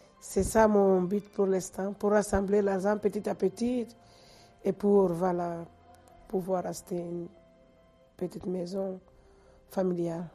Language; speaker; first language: French; non-native, local second language; Fula